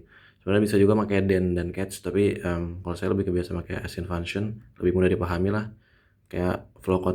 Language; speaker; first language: Indonesian; native; Indonesian